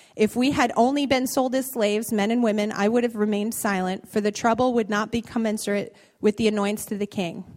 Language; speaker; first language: English; native; English